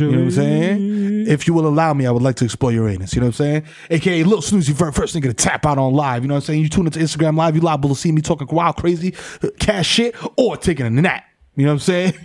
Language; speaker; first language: English; early bilingual, other home language; Spanish